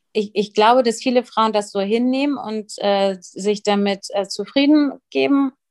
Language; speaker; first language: German; early bilingual, other home language; Russian